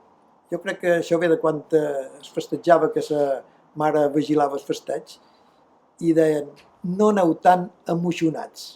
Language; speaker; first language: Catalan; native; Catalan